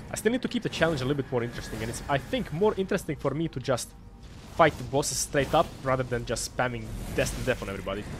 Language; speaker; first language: English; non-native, fluent; Croatian